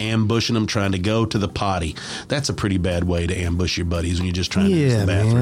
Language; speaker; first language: English; native; English